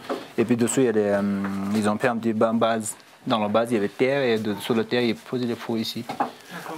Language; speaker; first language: French; non-native, fluent; Sherpa